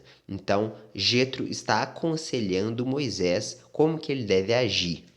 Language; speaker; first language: Portuguese; native; Portuguese